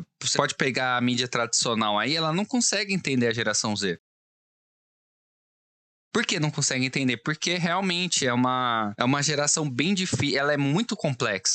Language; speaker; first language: Portuguese; native; Portuguese